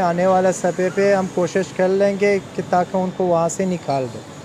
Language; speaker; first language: Hindi; non-native, learner; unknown